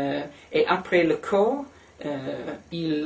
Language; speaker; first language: French; non-native, learner; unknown